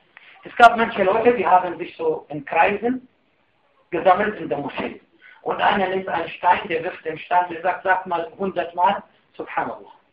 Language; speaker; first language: German; non-native, fluent; Arabic